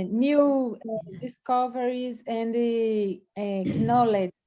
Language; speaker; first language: English; non-native, learner; Portuguese